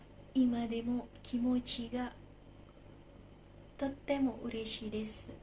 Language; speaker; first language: Japanese; non-native, learner; Indonesian